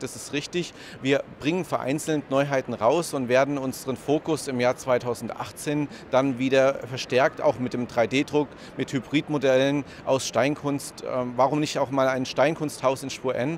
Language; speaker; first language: German; native; German